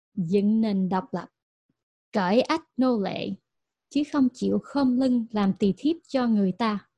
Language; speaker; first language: Vietnamese; early bilingual, heritage; Vietnamese